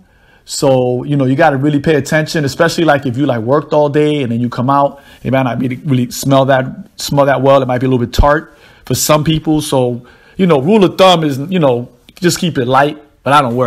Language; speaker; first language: English; native; English